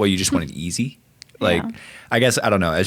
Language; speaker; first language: English; native; English